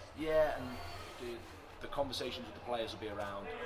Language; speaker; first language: English; native; English